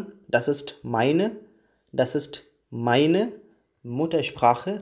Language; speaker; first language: German; non-native, learner; Tamil